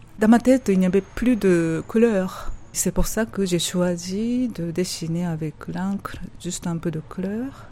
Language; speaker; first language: French; non-native, fluent; Japanese